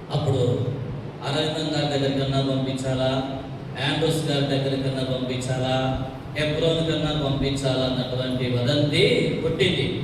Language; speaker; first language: Telugu; non-native, local second language; Tamil